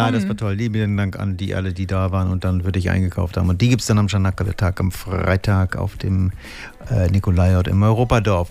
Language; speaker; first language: German; native; German